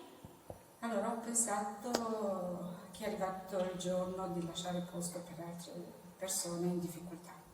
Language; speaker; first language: Italian; non-native, fluent; Romanian